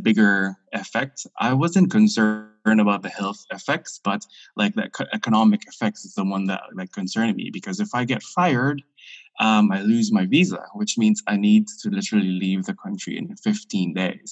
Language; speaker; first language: English; non-native, local second language; Filipino